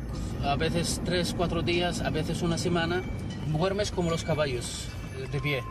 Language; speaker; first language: Spanish; non-native, fluent; Arabic